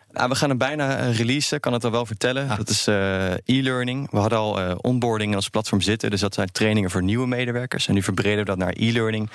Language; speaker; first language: Dutch; native; Dutch